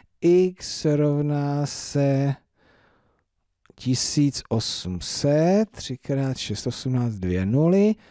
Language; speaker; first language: Czech; native; Czech